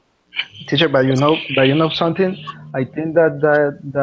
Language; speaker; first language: English; non-native, learner; Spanish